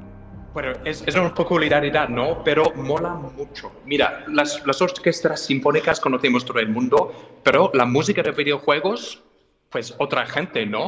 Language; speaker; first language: Spanish; non-native, fluent; English